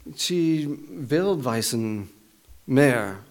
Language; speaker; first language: German; non-native, learner; English